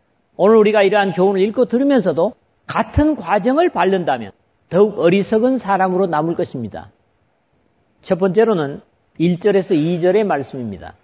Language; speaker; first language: Korean; native; Korean